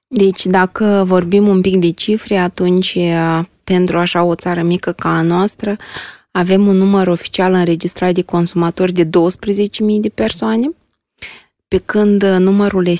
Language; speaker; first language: Romanian; native; Romanian